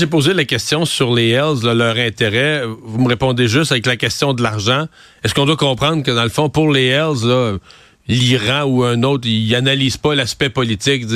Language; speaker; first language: French; native; French